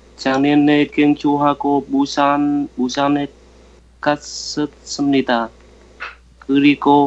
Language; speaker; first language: Korean; non-native, learner; Vietnamese